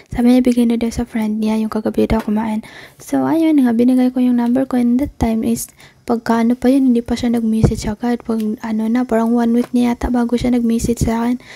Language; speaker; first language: Filipino; non-native, local second language; Cebuano